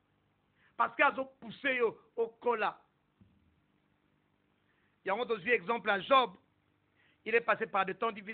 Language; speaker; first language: French; non-native, local second language; Lingala